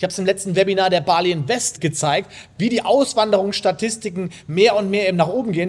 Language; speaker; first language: German; native; German